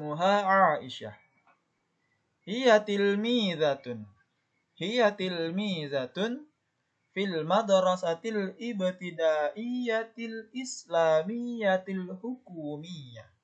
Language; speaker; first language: Arabic; non-native, fluent; Indonesian